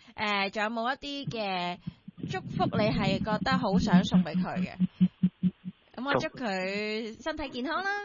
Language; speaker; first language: Cantonese; native; Cantonese